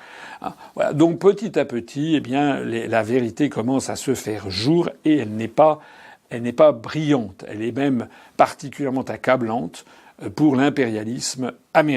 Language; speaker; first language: French; native; French